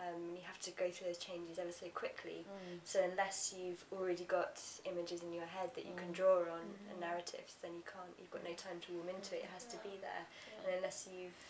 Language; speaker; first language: English; native; English